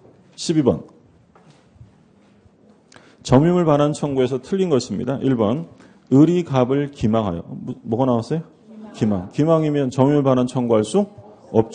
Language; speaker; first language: Korean; native; Korean